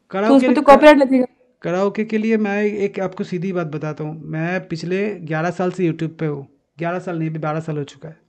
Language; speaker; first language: Hindi; non-native, local second language; Bangla